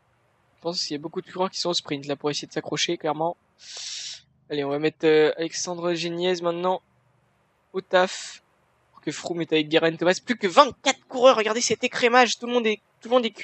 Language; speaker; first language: French; native; French